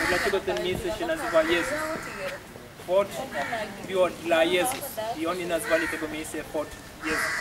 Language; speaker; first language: Polish; non-native, learner; Swahili